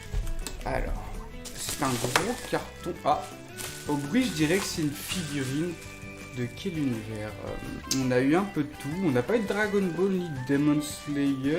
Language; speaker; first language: French; native; French